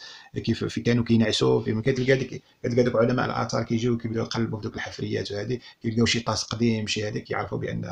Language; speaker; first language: Arabic; native; Arabic